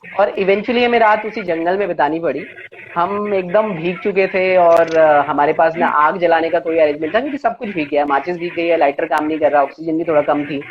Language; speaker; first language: Hindi; native; Hindi